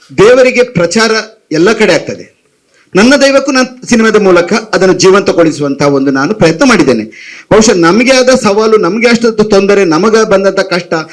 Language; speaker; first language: Kannada; non-native, local second language; Tulu